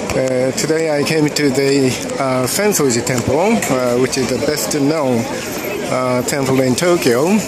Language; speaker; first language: English; non-native, fluent; Japanese